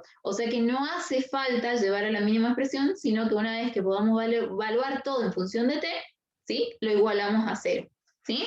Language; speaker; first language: Spanish; native; Spanish